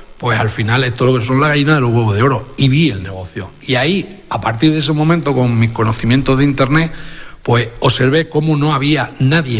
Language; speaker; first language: Spanish; native; Spanish